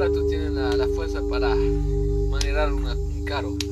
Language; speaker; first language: Spanish; non-native, learner; French